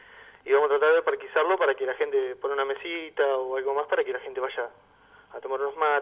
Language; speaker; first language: Spanish; native; Spanish